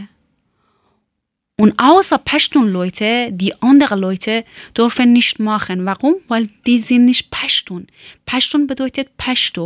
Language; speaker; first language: German; non-native, learner; Persian